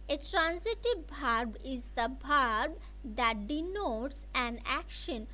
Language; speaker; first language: English; non-native, local second language; Bangla